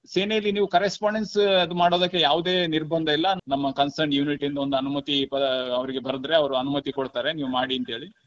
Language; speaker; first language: Kannada; non-native, local second language; Kodava